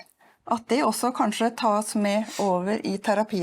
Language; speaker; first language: Norwegian; native; Norwegian